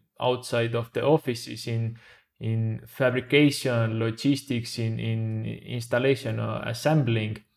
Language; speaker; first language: English; non-native, fluent; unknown